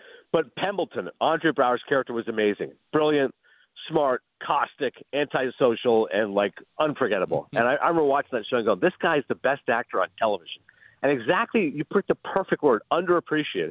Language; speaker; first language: English; native; English